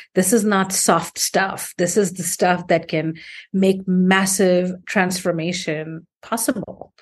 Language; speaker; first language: English; non-native, local second language; Hindi